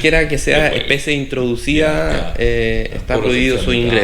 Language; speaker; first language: Spanish; native; Spanish